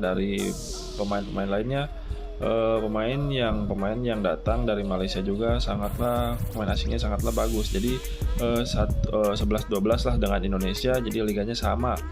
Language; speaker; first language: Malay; non-native, local second language; Sundanese